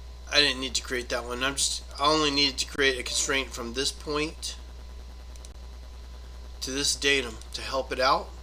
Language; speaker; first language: English; native; English